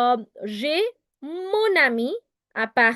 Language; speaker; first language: French; non-native, fluent; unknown